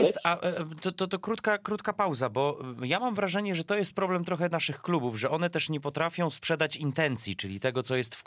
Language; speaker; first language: Polish; native; Polish